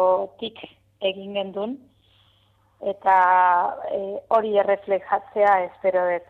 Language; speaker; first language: Basque; non-native, fluent; Spanish